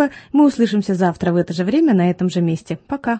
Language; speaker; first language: Russian; native; Russian